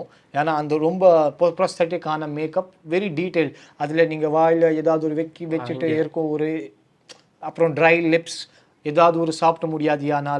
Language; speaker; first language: Tamil; non-native, learner; Kashmiri